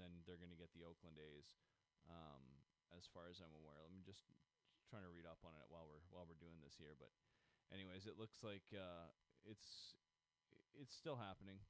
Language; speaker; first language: English; native; English